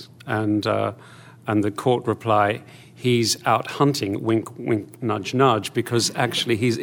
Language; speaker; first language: English; native; English